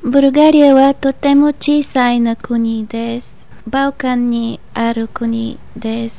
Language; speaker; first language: Japanese; non-native, fluent; Bulgarian